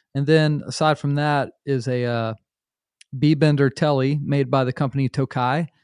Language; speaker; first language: English; native; English